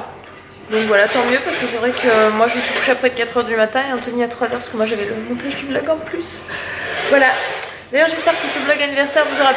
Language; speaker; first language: French; native; French